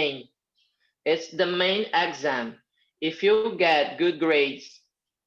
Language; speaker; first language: English; non-native, fluent; Portuguese